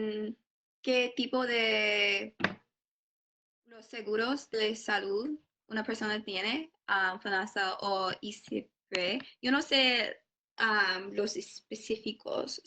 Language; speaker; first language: Spanish; non-native, learner; English